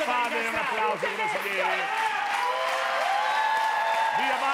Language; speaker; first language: Italian; native; Italian